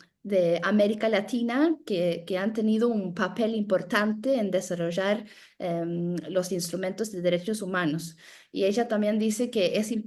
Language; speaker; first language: Spanish; non-native, fluent; Norwegian